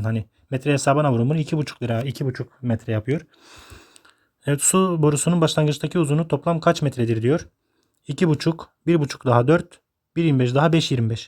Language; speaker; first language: Turkish; native; Turkish